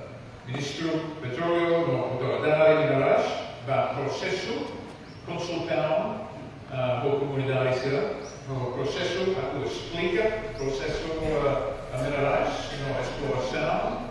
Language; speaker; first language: Portuguese; non-native, local second language; Tetum